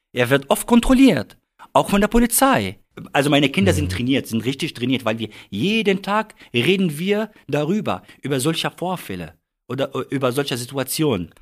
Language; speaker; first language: German; non-native, fluent; Arabic